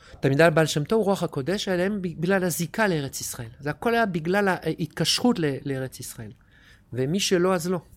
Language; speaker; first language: Hebrew; non-native, fluent; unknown